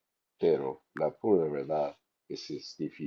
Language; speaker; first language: Spanish; non-native, fluent; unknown